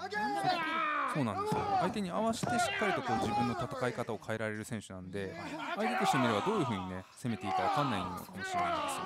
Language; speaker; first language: Japanese; native; Japanese